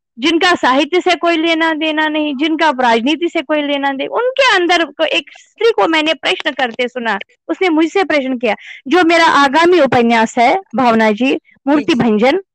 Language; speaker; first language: Hindi; non-native, local second language; Kashmiri